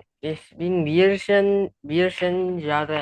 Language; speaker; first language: German; non-native, learner; Indonesian